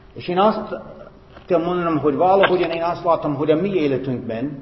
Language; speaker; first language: Hungarian; non-native, fluent; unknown